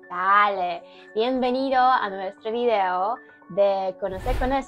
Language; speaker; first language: Spanish; non-native, learner; Ukrainian